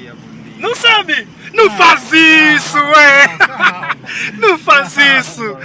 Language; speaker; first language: Portuguese; non-native, learner; Lingala